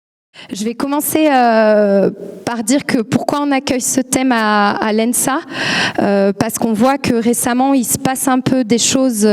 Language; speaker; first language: French; native; French